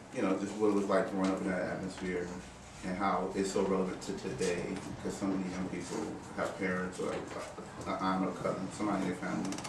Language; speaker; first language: English; native; English